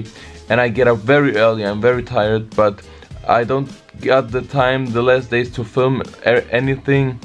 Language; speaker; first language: English; non-native, learner; Bosnian